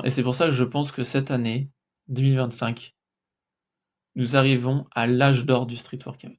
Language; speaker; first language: French; native; French